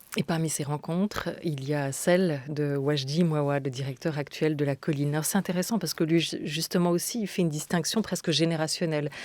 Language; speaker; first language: French; native; French